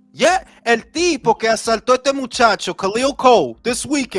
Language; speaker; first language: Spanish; early bilingual, heritage; Spanish